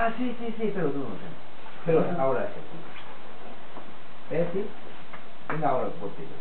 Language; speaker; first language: Spanish; non-native, learner; Japanese